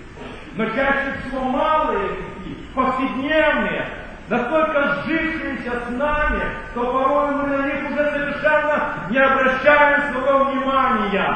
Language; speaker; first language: Russian; native; Russian